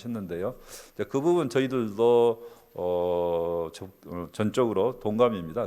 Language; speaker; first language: Korean; native; Korean